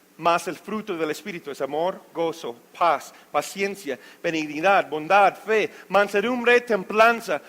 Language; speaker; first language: Spanish; non-native, fluent; English